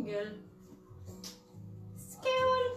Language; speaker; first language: Swedish; non-native, learner; Cebuano